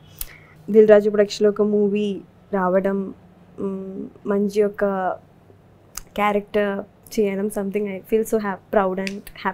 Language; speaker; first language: Telugu; non-native, learner; Malayalam